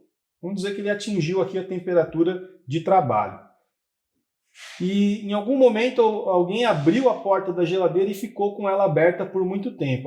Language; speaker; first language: Portuguese; native; Portuguese